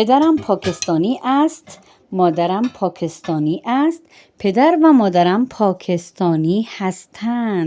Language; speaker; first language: Persian; non-native, fluent; Urdu